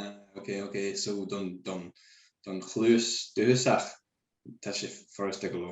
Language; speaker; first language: Irish; non-native, local second language; English